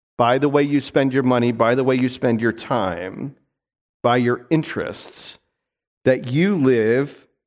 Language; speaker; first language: English; native; English